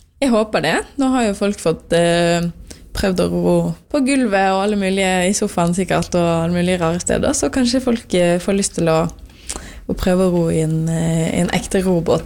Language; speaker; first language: Norwegian; native; Norwegian